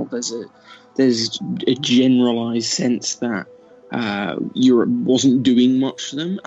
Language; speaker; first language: English; native; English